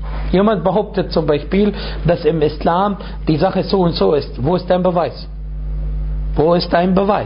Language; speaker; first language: German; non-native, fluent; Arabic